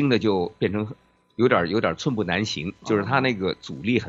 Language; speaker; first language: Chinese; native; Chinese